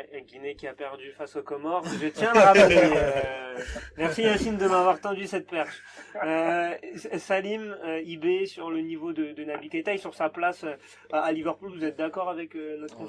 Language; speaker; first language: French; native; French